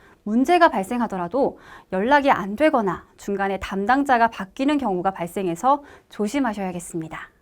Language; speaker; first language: Korean; native; Korean